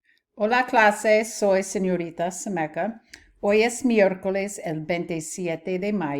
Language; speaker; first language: Spanish; non-native, fluent; English